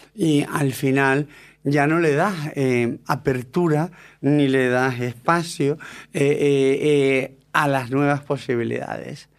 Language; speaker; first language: Spanish; native; Spanish